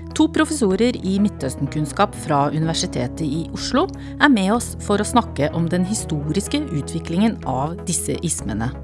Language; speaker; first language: Norwegian; native; Norwegian